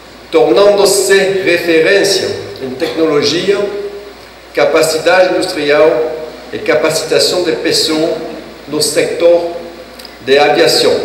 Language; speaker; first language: Portuguese; non-native, fluent; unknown